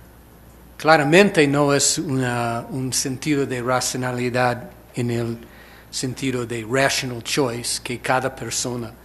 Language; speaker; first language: Spanish; non-native, fluent; English